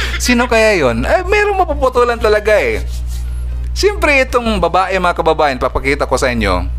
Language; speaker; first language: Filipino; non-native, local second language; Cebuano